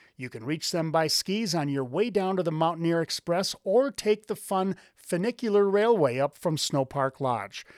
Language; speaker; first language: English; native; English